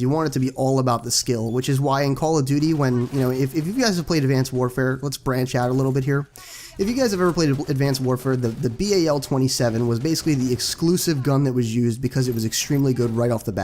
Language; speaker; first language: English; native; English